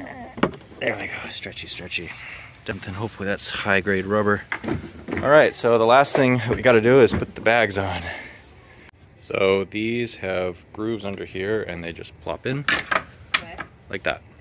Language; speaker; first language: English; native; English